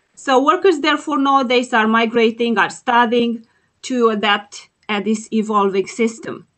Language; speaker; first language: English; non-native, fluent; Romanian